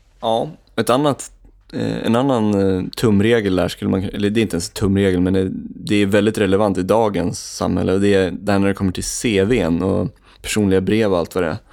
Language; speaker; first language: Swedish; native; Swedish